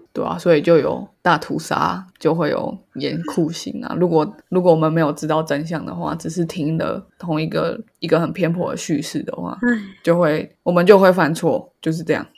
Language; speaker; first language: Chinese; native; Chinese